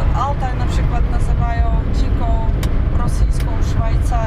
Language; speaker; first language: Polish; non-native, learner; Russian